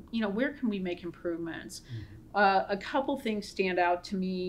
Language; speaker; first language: English; native; English